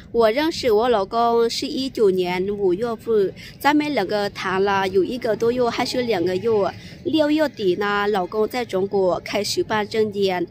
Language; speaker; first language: Chinese; non-native, fluent; Lao